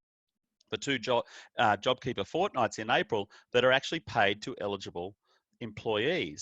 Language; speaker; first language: English; native; English